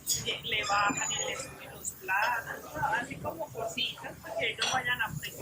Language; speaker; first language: Spanish; native; Spanish